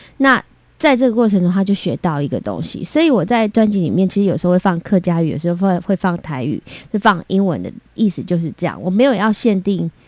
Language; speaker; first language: Chinese; non-native, local second language; Min Nan Chinese